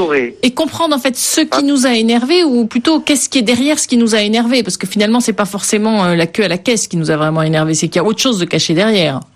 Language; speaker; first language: French; native; French